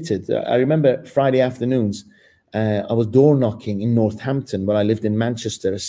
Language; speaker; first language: English; non-native, fluent; Persian